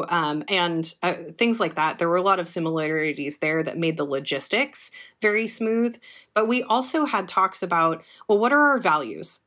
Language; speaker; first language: English; native; English